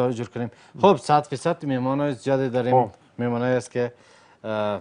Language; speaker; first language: Persian; native; Persian